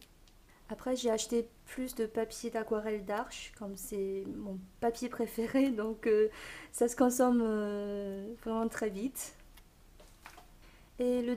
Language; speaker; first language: French; non-native, fluent; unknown